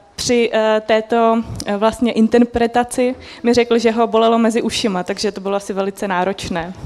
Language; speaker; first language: Czech; native; Czech